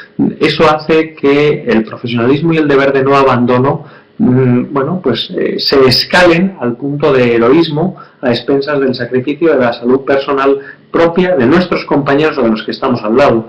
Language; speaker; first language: Spanish; native; Spanish